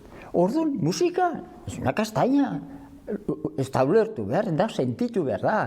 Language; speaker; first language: Basque; native; Basque